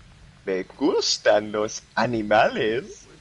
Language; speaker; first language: Spanish; non-native, learner; English